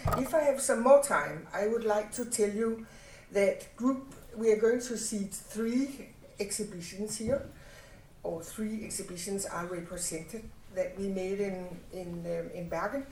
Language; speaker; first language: English; non-native, fluent; Danish